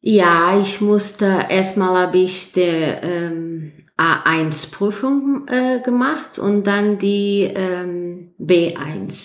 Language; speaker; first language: German; non-native, fluent; Portuguese